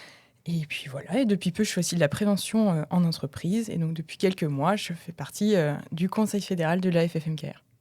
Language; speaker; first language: French; native; French